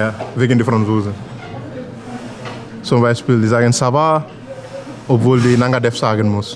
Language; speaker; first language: German; non-native, learner; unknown